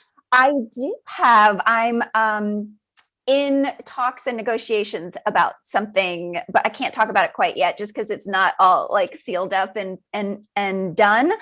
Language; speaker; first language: English; native; English